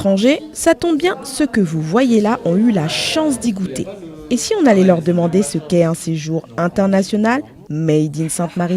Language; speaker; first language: French; native; French